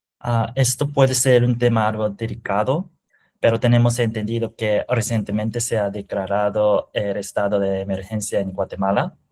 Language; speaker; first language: Spanish; non-native, fluent; Japanese